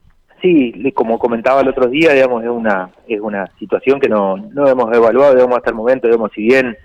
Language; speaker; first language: Spanish; native; Spanish